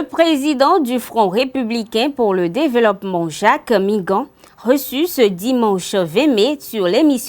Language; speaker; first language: French; native; French